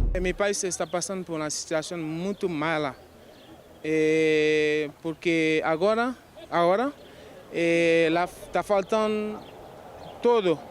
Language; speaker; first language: Spanish; non-native, local second language; Haitian Creole